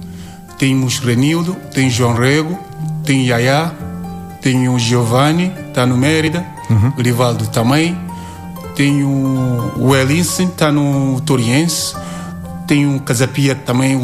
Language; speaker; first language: Portuguese; non-native, learner; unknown